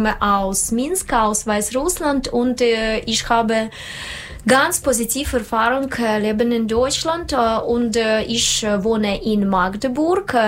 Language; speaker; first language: German; non-native, learner; Russian